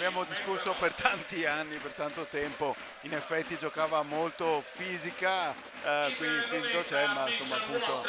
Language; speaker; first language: Italian; native; Italian